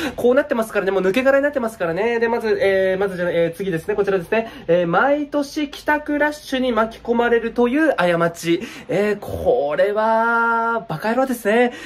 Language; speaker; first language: Japanese; native; Japanese